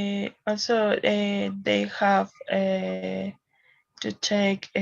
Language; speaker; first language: English; non-native, learner; Spanish